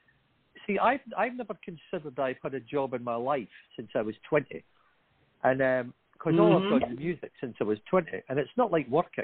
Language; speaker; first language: English; native; English